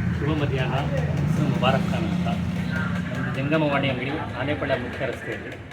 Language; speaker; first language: Kannada; non-native, local second language; Urdu